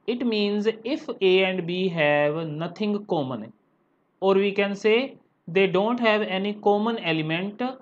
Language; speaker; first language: English; non-native, local second language; Punjabi